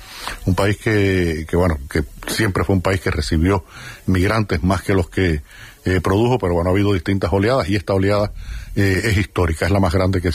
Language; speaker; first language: Spanish; native; Spanish